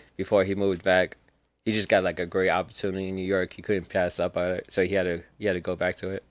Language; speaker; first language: English; early bilingual, other home language; Spanish